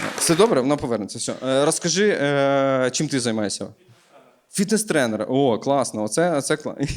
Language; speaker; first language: Ukrainian; native; Ukrainian